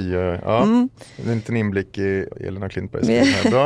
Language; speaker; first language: Swedish; native; Swedish